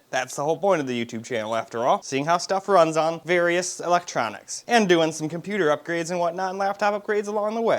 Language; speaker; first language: English; native; English